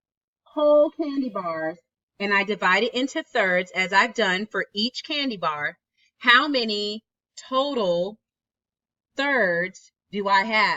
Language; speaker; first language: English; native; English